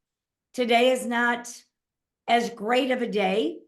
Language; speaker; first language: English; native; English